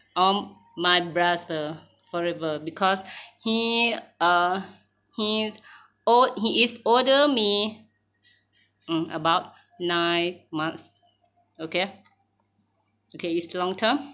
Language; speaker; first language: English; non-native, learner; Thai